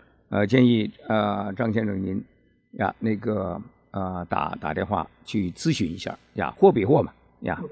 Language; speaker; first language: Chinese; native; Chinese